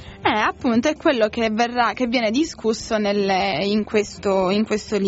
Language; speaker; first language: Italian; native; Italian